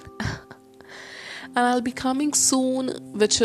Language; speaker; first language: English; non-native, local second language; Hindi